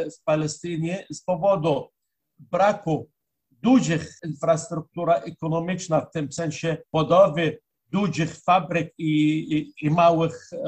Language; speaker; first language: Polish; non-native, fluent; Arabic